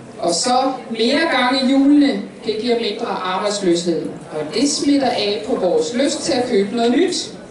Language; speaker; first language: Danish; native; Danish